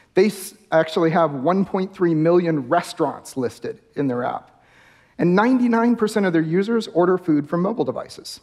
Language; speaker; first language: English; native; English